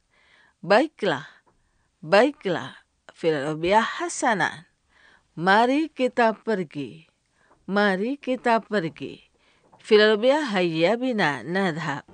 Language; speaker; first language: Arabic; non-native, fluent; Indonesian